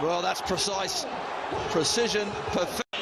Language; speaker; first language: English; native; English